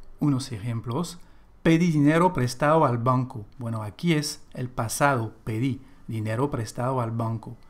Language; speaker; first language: Spanish; non-native, fluent; French